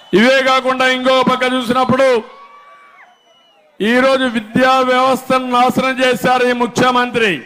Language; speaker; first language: Telugu; native; Telugu